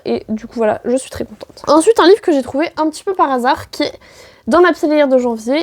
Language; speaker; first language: French; native; French